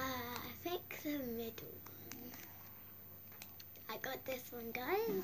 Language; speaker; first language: English; native; English